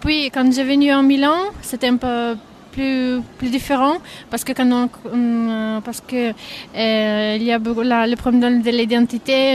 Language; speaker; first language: French; non-native, fluent; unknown